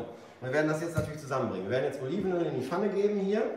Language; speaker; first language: German; native; German